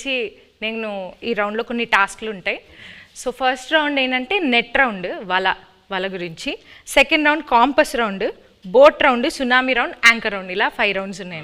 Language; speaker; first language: Telugu; native; Telugu